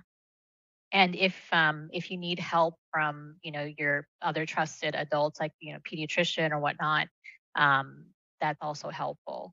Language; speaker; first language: English; early bilingual, other home language; Malayalam